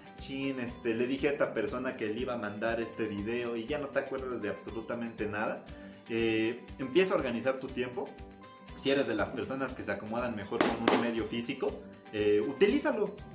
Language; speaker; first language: Spanish; native; Spanish